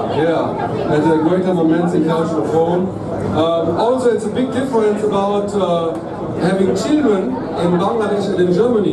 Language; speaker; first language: English; non-native, fluent; German